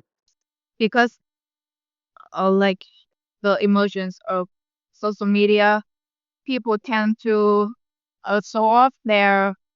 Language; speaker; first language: English; non-native, learner; Vietnamese